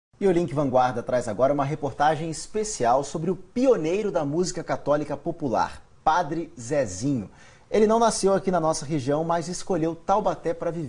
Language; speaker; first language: Portuguese; native; Portuguese